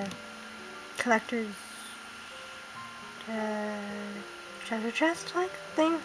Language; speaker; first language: English; native; English